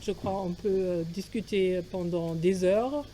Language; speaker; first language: French; non-native, fluent; German